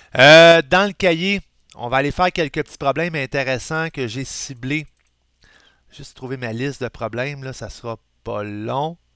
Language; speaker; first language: French; native; French